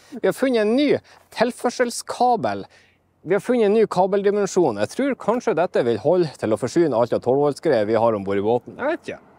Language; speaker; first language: Norwegian; native; Norwegian